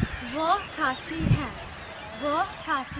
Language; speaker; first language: Hindi; non-native, learner; Arabic